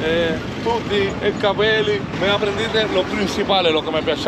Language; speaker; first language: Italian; non-native, learner; Spanish